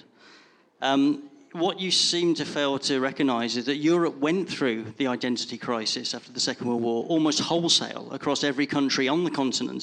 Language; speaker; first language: English; native; English